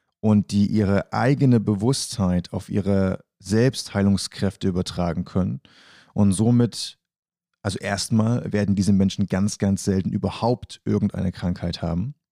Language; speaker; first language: German; native; German